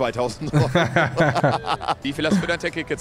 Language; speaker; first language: German; native; German